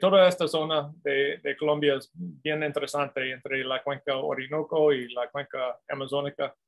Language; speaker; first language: Spanish; non-native, fluent; English